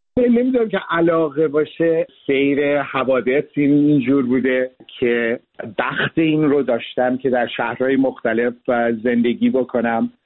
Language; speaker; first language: Persian; early bilingual, heritage; Persian